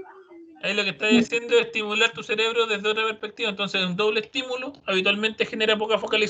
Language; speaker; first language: Spanish; native; Spanish